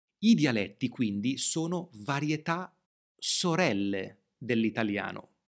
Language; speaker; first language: Italian; native; Italian